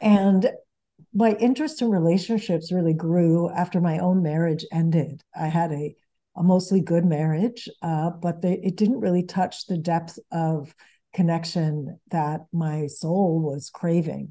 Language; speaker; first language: English; early bilingual, other home language; Spanish